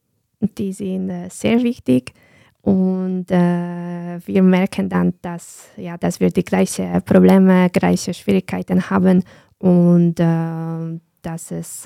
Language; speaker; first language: German; non-native, fluent; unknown